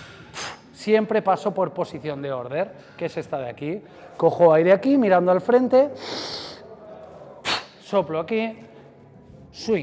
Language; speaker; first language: Spanish; native; Spanish